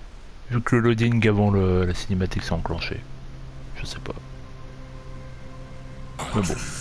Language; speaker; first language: French; native; French